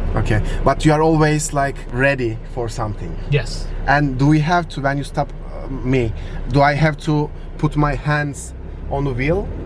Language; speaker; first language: English; non-native, learner; Turkish